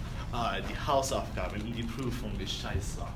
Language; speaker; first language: German; non-native, learner; English